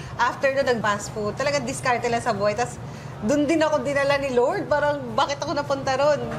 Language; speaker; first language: Filipino; native; Filipino